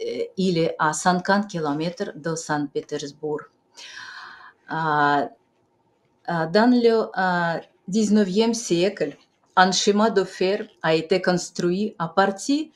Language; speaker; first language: French; non-native, fluent; Russian